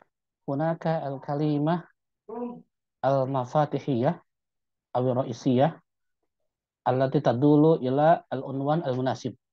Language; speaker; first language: Arabic; non-native, fluent; Indonesian